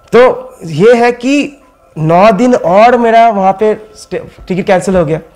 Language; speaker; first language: Hindi; non-native, local second language; Bangla